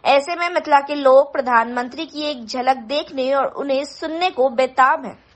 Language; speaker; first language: Hindi; native; Hindi